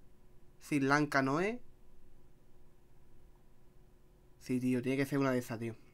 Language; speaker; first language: Spanish; native; Spanish